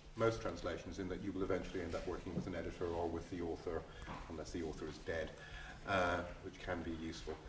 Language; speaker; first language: English; native; English